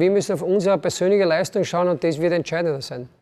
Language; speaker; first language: German; native; German